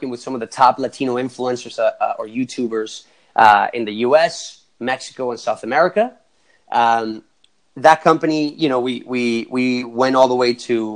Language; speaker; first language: English; non-native, fluent; Spanish